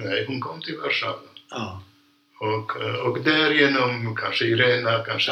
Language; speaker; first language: Swedish; non-native, fluent; Polish